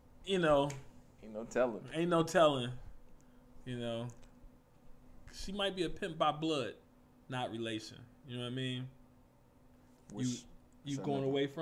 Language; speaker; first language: English; native; English